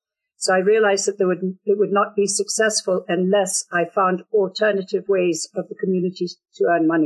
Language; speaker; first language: English; native; English